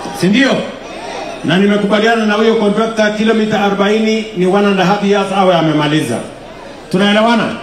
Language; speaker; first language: Swahili; non-native, local second language; Kalenjin